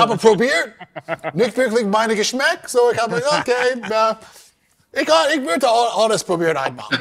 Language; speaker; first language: German; non-native, learner; English